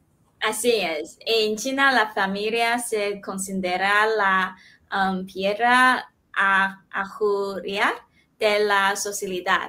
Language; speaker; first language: Spanish; non-native, fluent; Chinese